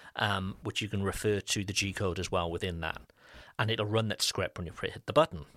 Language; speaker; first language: English; native; English